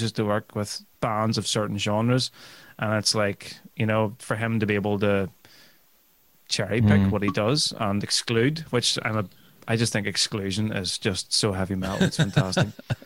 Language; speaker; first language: English; native; English